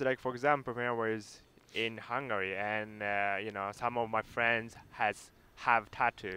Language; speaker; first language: English; non-native, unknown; Japanese